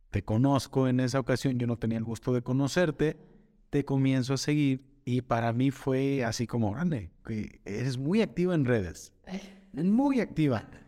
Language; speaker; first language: Spanish; native; Spanish